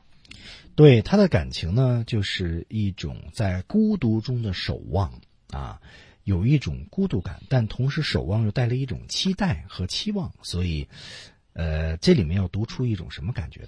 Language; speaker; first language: Chinese; native; Chinese